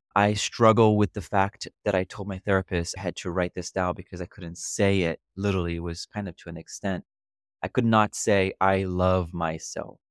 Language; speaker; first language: English; non-native, fluent; Portuguese